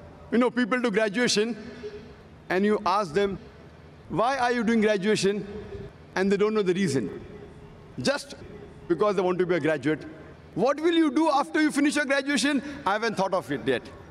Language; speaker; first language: English; non-native, local second language; Konkani